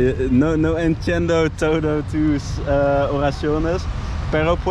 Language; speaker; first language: Spanish; non-native, learner; Dutch